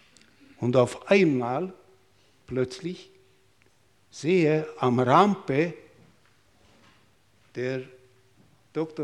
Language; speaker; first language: German; non-native, fluent; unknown